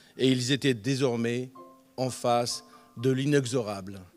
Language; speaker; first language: French; native; French